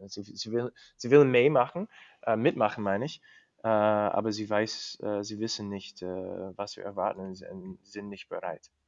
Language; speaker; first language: German; non-native, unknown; English